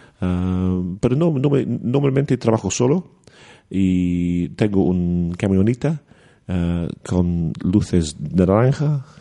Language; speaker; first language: Spanish; non-native, learner; English